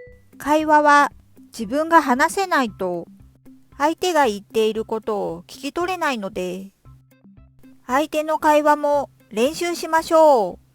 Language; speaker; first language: Japanese; non-native, fluent; Korean